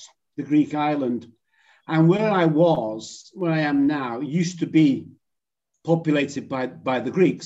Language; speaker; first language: English; native; English